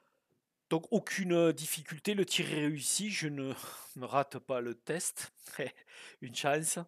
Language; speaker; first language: French; native; French